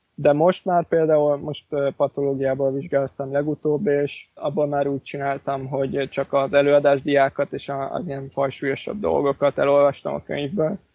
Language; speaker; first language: Hungarian; native; Hungarian